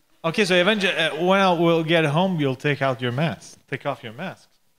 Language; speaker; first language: English; non-native, learner; French